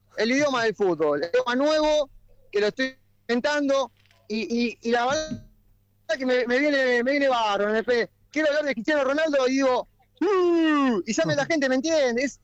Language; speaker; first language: Spanish; native; Spanish